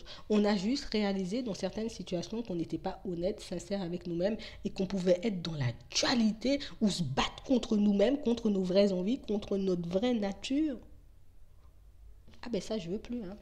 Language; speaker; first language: French; native; French